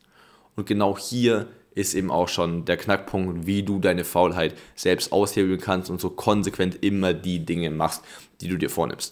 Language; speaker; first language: German; native; German